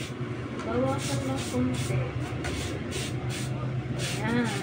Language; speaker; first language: Filipino; native; Filipino